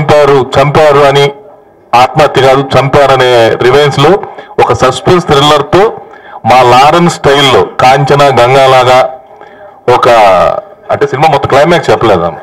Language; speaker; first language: Telugu; native; Telugu